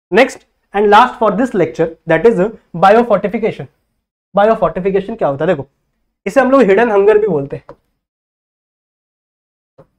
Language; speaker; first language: Hindi; native; Hindi